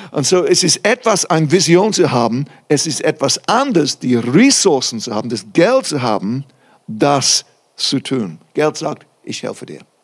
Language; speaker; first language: German; non-native, fluent; English